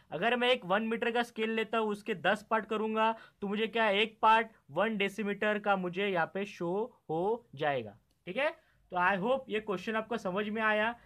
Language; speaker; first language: Hindi; non-native, local second language; Marathi